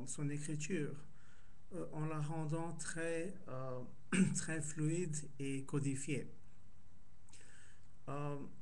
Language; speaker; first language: French; non-native, fluent; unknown